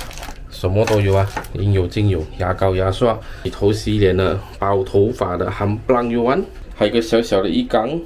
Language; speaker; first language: Chinese; native; Chinese